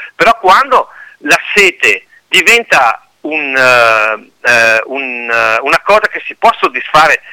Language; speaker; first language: Italian; native; Italian